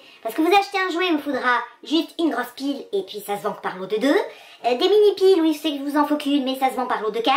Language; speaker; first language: French; native; French